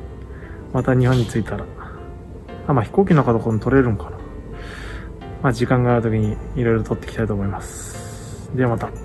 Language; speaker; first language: Japanese; native; Japanese